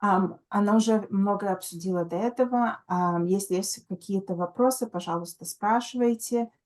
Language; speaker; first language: Russian; early bilingual, heritage; Russian